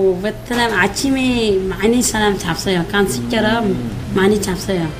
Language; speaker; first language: Korean; non-native, learner; Vietnamese